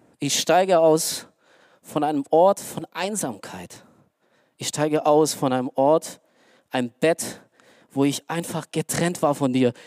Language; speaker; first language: German; early bilingual, other home language; Romanian